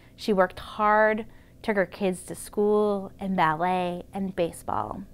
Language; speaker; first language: English; native; English